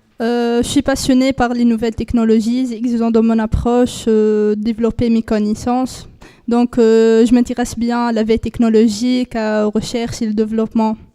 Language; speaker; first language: French; non-native, local second language; Arabic